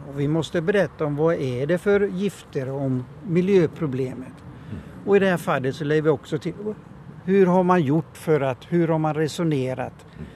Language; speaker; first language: Swedish; native; Swedish